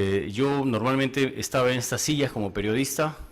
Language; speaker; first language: Spanish; native; Spanish